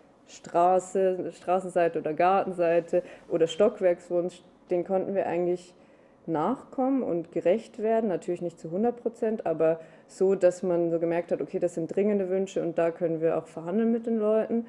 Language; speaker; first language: German; native; German